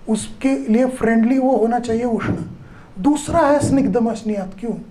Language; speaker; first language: Hindi; non-native, local second language; Marathi